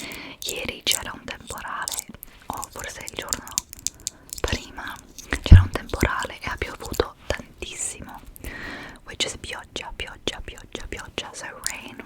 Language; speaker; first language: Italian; non-native, fluent; English